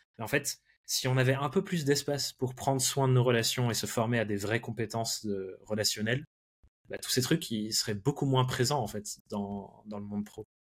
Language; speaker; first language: French; early bilingual, other home language; English